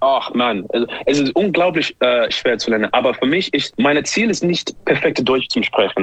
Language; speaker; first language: German; non-native, learner; English